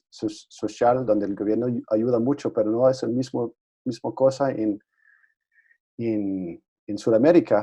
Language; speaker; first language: Spanish; non-native, fluent; Danish